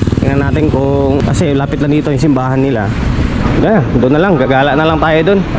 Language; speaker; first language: Filipino; non-native, local second language; Hiligaynon